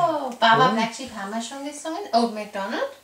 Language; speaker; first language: German; native; German